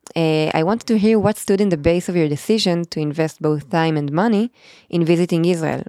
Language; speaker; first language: English; non-native, fluent; Hebrew